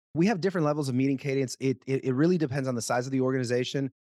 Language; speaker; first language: English; non-native, fluent; Spanish